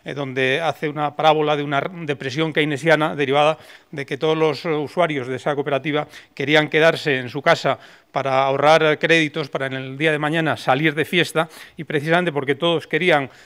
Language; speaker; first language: Spanish; native; Spanish